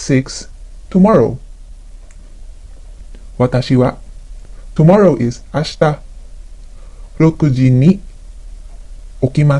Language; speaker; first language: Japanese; non-native, fluent; Filipino